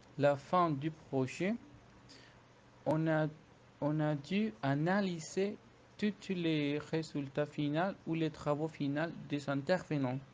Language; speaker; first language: French; non-native, fluent; Spanish